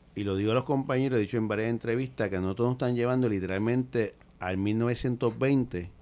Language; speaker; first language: Spanish; native; Spanish